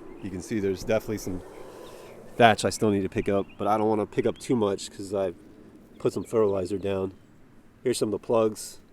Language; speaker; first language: English; native; English